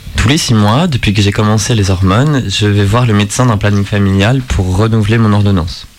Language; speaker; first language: French; native; French